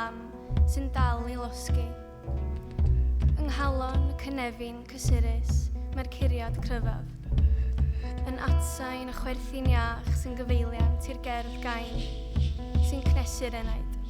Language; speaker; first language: Welsh; native; Welsh